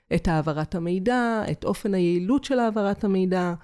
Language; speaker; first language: Hebrew; native; Hebrew